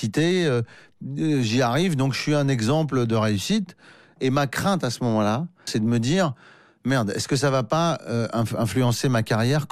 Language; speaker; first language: French; native; French